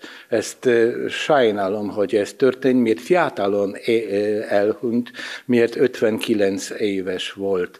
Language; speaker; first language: Hungarian; non-native, learner; Polish